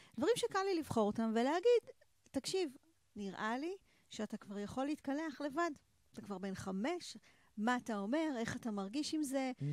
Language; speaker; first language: Hebrew; native; Hebrew